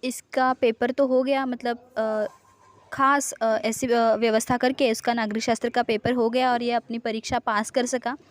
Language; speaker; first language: Hindi; non-native, local second language; Marathi